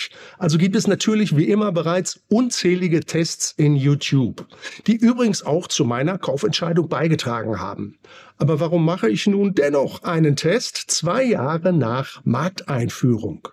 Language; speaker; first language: German; native; German